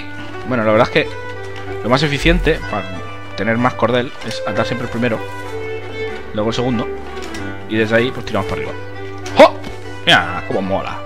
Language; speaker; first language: Spanish; native; Spanish